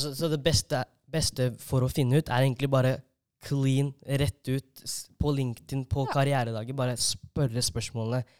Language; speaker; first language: Norwegian; native; Norwegian